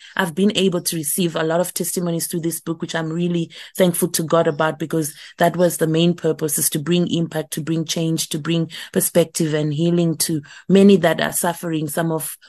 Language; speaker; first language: English; non-native, local second language; Shona